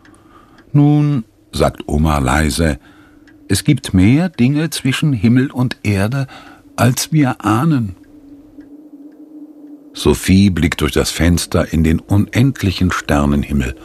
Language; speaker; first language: German; native; German